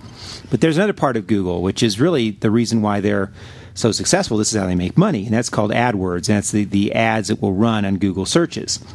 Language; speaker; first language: English; native; English